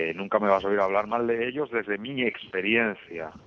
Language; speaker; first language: Spanish; native; Spanish